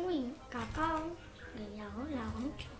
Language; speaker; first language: Basque; non-native, local second language; Spanish